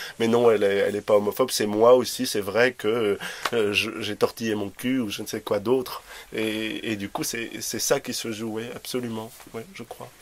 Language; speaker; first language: French; native; French